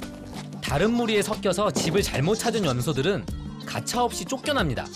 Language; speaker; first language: Korean; native; Korean